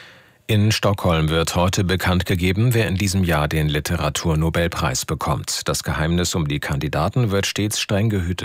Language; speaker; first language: German; native; German